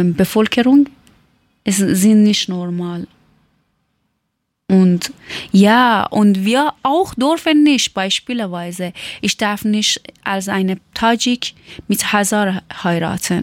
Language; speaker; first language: German; non-native, learner; Persian